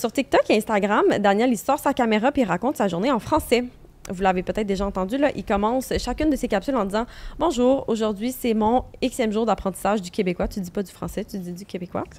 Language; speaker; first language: French; native; French